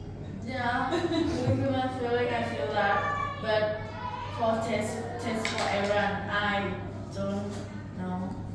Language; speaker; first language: English; non-native, learner; Vietnamese